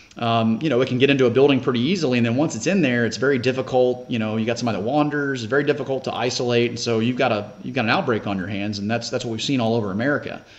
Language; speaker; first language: English; native; English